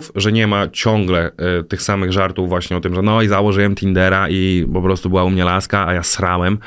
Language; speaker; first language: Polish; native; Polish